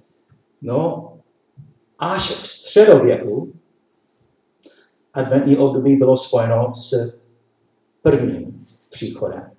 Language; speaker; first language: Czech; non-native, learner; English